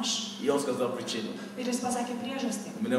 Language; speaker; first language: Russian; non-native, fluent; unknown